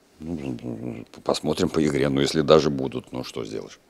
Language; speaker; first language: Russian; native; Russian